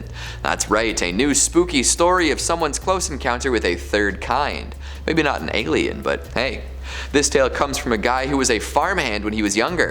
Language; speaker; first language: English; native; English